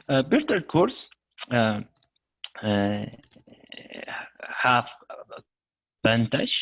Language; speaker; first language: English; non-native, learner; Spanish